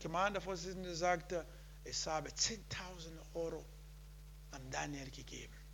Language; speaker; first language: German; non-native, learner; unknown